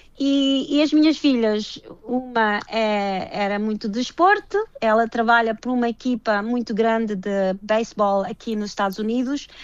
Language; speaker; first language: Portuguese; early bilingual, heritage; Portuguese